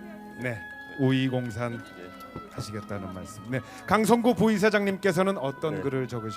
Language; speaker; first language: Korean; native; Korean